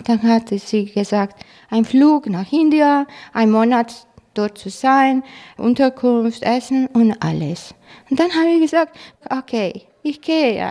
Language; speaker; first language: German; non-native, fluent; Croatian